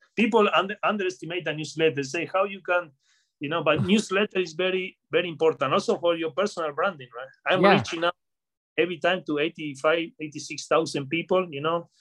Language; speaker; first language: English; non-native, fluent; Spanish